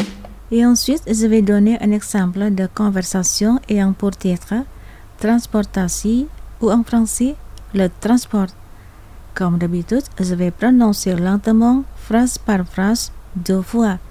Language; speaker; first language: French; non-native, fluent; Indonesian